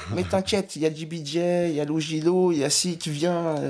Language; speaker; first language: French; native; French